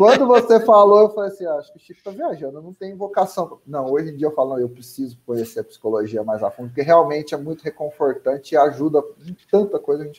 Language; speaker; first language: Portuguese; native; Portuguese